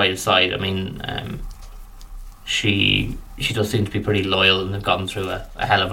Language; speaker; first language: English; native; English